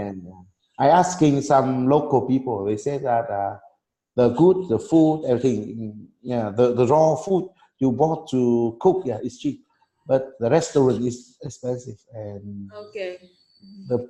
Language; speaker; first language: English; non-native, learner; Vietnamese